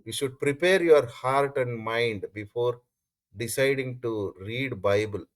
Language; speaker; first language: English; non-native, local second language; Kannada